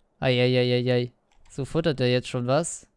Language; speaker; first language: German; native; German